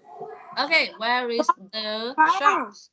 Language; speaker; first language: English; non-native, fluent; Vietnamese